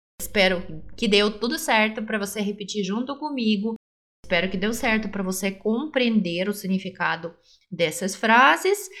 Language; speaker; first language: Portuguese; non-native, fluent; Russian